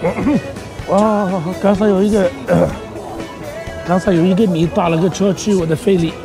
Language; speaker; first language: Chinese; non-native, fluent; Arabic